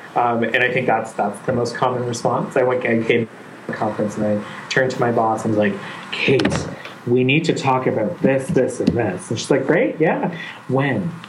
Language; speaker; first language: English; native; English